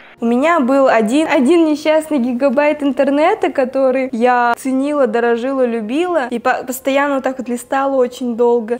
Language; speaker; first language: Russian; non-native, local second language; Tuvinian